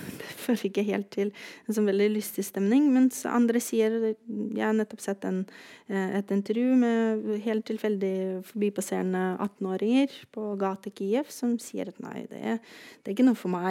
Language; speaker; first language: Norwegian; non-native, fluent; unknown